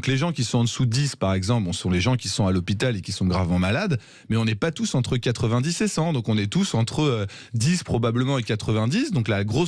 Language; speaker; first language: French; native; French